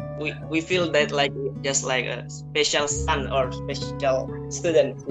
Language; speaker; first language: English; non-native, fluent; Indonesian